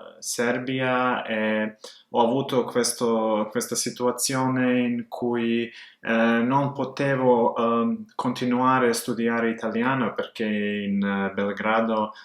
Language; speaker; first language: Italian; non-native, fluent; Serbian